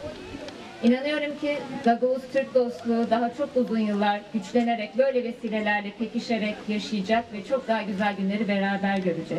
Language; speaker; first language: Turkish; native; Turkish